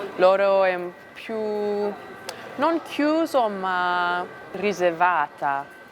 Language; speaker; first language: Italian; non-native, learner; English